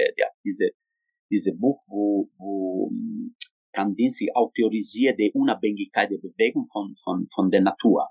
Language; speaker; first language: German; non-native, fluent; Italian